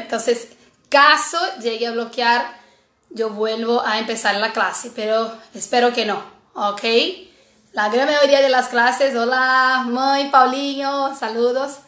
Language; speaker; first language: Spanish; non-native, fluent; Portuguese